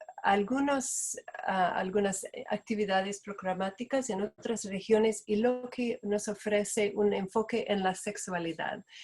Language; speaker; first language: Spanish; non-native, fluent; Portuguese